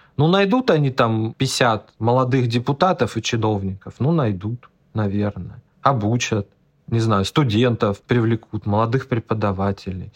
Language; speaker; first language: Russian; native; Russian